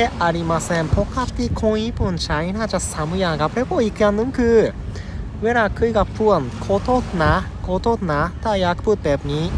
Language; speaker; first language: Thai; non-native, learner; Japanese